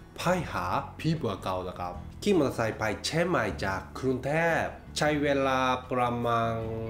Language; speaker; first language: Thai; non-native, fluent; Japanese